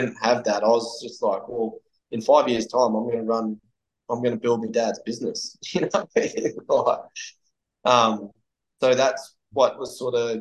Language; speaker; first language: English; native; English